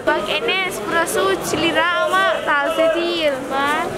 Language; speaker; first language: Turkish; non-native, learner; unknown